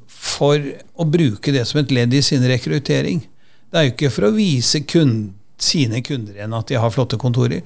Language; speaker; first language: Norwegian; native; Norwegian